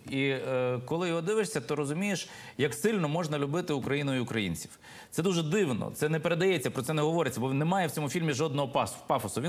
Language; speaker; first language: Ukrainian; native; Ukrainian